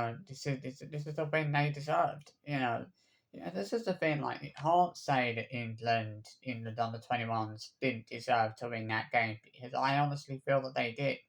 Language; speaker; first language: English; native; English